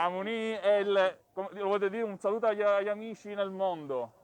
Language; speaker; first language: Italian; native; Italian